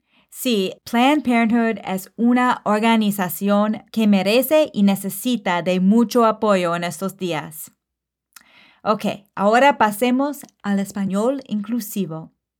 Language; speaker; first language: Spanish; non-native, fluent; English